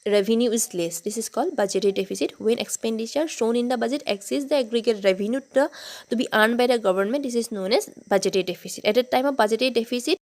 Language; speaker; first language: English; non-native, local second language; Assamese